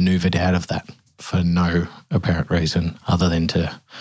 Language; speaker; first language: English; native; English